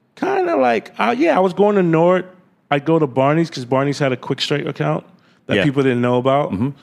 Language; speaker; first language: English; native; English